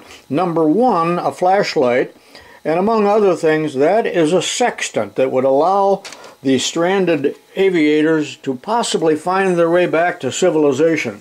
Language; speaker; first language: English; native; English